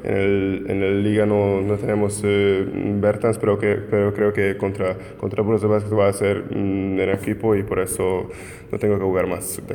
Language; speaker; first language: Spanish; non-native, fluent; Hungarian